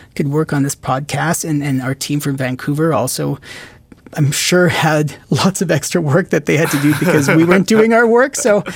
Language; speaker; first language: English; non-native, local second language; Filipino